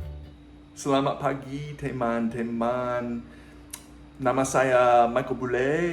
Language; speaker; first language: Indonesian; non-native, learner; English